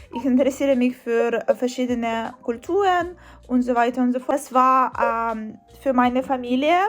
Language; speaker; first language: German; non-native, learner; Ukrainian